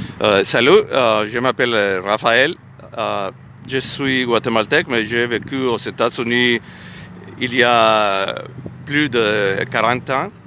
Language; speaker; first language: French; non-native, learner; Spanish